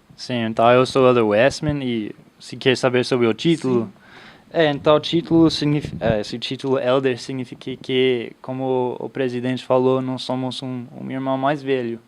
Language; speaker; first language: Portuguese; non-native, fluent; English